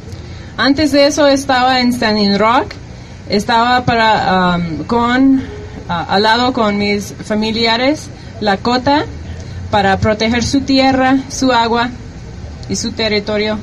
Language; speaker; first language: Spanish; early bilingual, heritage; Spanish